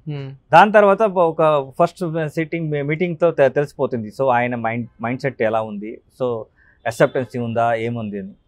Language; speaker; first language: Telugu; non-native, local second language; Kannada